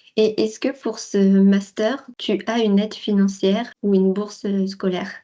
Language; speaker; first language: French; native; French